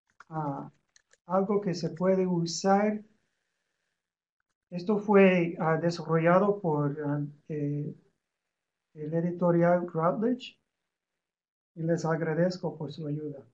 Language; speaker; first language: Spanish; non-native, fluent; English